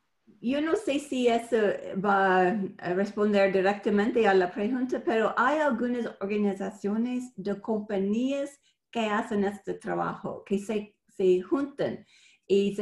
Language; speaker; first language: Spanish; non-native, fluent; English